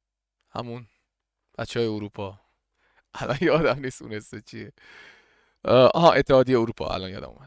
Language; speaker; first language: Persian; native; Persian